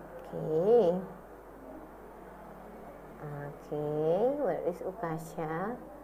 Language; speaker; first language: English; non-native, learner; Indonesian